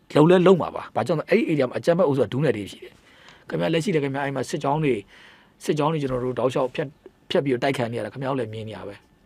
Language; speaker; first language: Burmese; native; Burmese